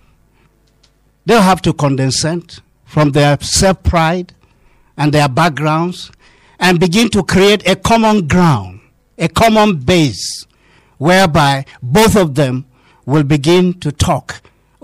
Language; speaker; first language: English; non-native, local second language; Hausa